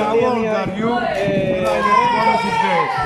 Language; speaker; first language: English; non-native, learner; Italian